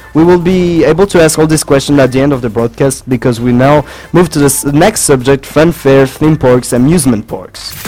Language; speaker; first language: English; non-native, fluent; French